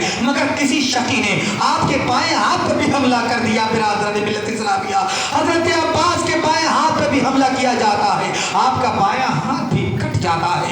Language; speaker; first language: Urdu; native; Urdu